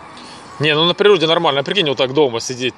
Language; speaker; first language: Russian; native; Russian